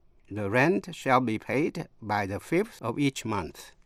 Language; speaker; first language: English; non-native, fluent; Vietnamese